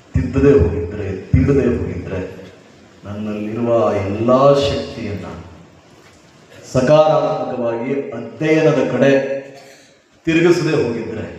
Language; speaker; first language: Kannada; native; Kannada